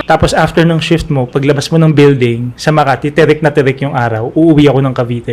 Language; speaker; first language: Filipino; native; Filipino